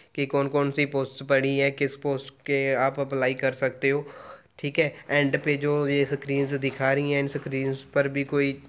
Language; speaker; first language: Hindi; non-native, local second language; Punjabi